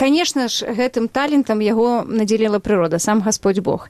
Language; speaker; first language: Belarusian; native; Belarusian